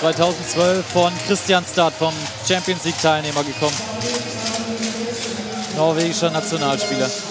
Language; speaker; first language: German; native; German